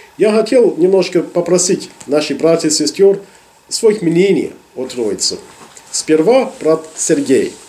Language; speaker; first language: Russian; non-native, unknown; English